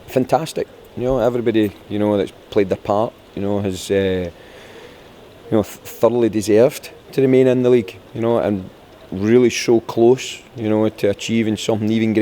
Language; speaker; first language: English; native; English